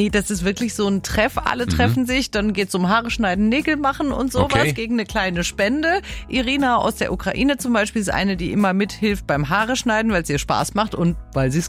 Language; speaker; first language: German; native; German